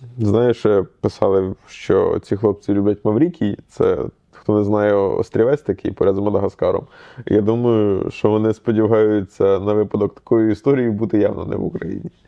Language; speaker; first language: Ukrainian; native; Ukrainian